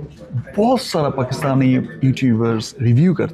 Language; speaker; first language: Hindi; non-native, learner; Bangla